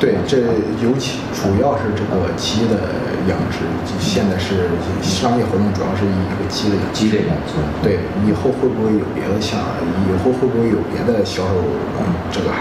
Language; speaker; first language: Chinese; native; Chinese